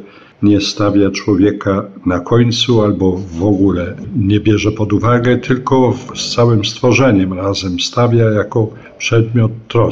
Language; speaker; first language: Polish; native; Polish